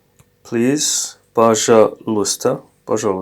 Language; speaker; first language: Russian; non-native, fluent; English